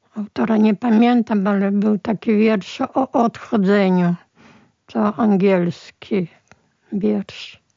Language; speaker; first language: Polish; early bilingual, other home language; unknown